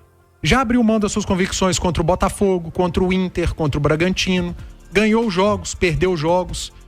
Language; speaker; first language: Portuguese; native; Portuguese